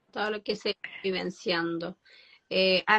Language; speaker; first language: Spanish; native; Spanish